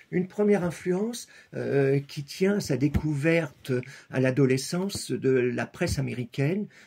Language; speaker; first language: French; native; French